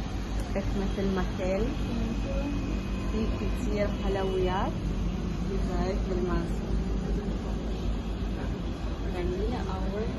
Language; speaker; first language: Arabic; non-native, learner; Russian